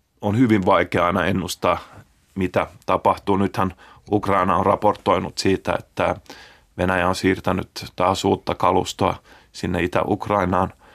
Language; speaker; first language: Finnish; native; Finnish